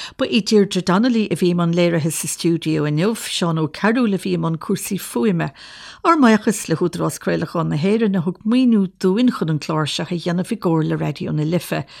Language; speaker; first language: Irish; native; Irish